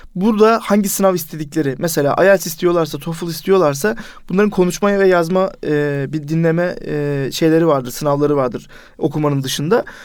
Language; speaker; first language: Turkish; native; Turkish